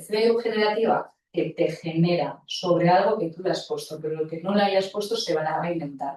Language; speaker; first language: Spanish; non-native, local second language; Basque